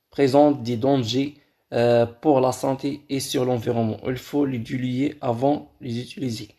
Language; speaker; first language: French; non-native, local second language; Arabic